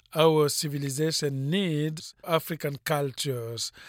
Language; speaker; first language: English; non-native, fluent; French